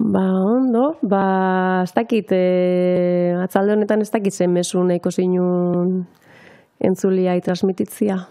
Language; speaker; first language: Basque; native; Basque